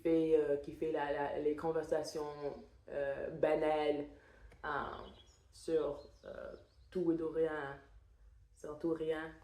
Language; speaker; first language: French; non-native, fluent; English